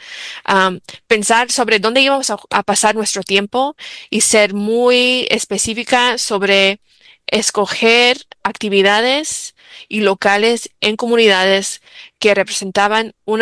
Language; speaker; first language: Spanish; early bilingual, heritage; English